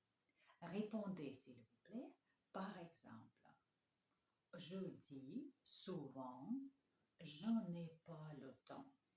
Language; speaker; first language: French; non-native, fluent; Russian